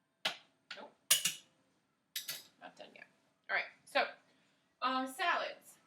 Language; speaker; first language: English; native; English